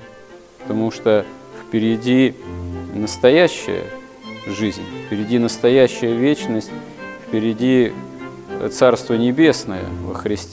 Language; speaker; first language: Russian; native; Russian